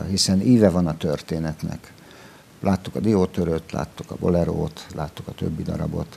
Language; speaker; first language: Hungarian; native; Hungarian